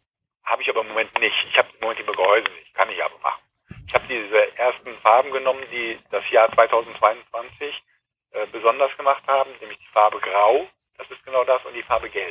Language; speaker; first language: German; native; German